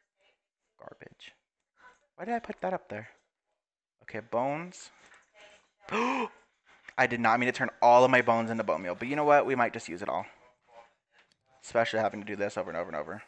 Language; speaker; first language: English; native; English